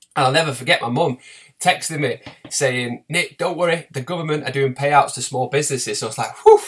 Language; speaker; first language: English; native; English